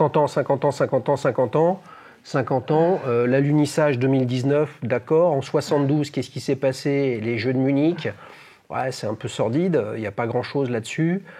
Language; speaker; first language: French; native; French